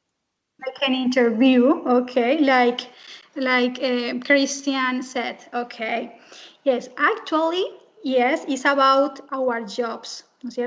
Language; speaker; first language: English; non-native, fluent; Spanish